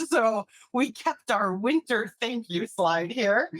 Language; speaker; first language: English; native; English